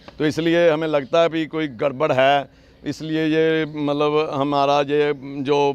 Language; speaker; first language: Hindi; non-native, local second language; Punjabi